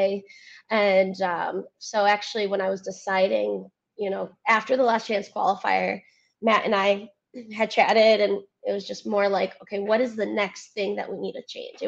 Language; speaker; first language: English; early bilingual, other home language; Spanish